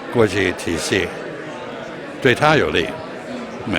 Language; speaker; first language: Chinese; non-native, fluent; English